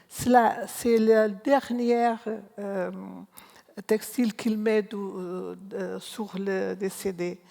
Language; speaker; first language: French; non-native, learner; Portuguese